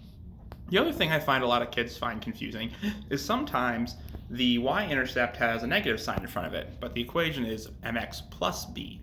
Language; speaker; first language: English; native; English